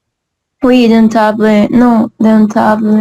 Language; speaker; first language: French; non-native, learner; English